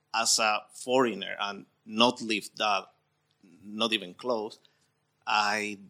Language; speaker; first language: English; non-native, fluent; Spanish